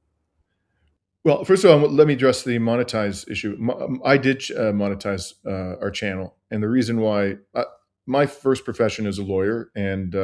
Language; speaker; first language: English; native; English